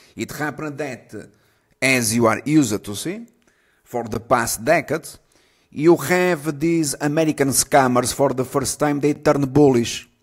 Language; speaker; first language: English; non-native, fluent; Portuguese